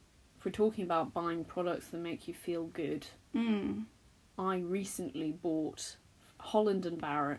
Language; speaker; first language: English; native; English